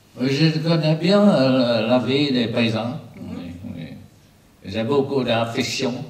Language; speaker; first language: French; non-native, learner; Vietnamese